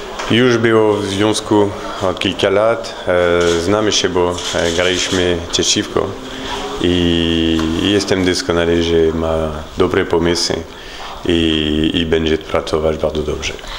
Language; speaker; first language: Polish; non-native, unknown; French